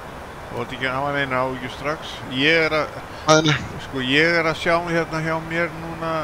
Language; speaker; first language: Icelandic; native; Icelandic